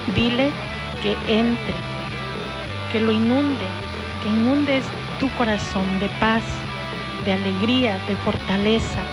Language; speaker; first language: Spanish; native; Spanish